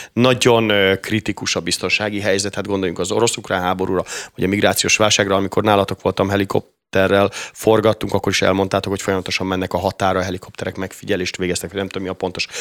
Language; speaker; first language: Hungarian; native; Hungarian